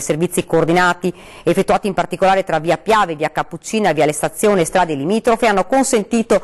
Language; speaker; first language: Italian; native; Italian